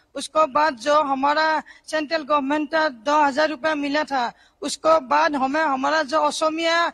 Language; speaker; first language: Hindi; non-native, local second language; Assamese